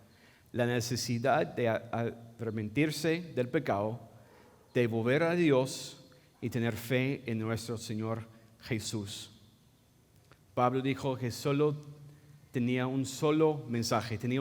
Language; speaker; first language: Spanish; non-native, fluent; English